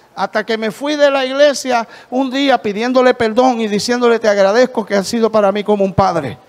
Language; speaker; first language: Spanish; native; Spanish